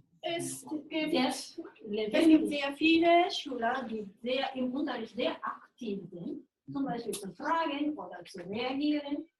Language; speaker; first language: German; non-native, fluent; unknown